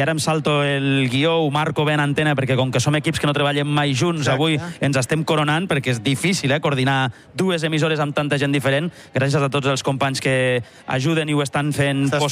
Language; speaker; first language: Catalan; native; Catalan